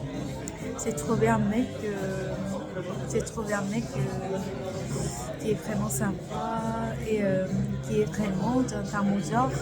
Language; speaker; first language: French; non-native, learner; Korean